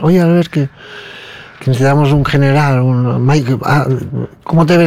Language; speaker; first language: Spanish; non-native, local second language; Catalan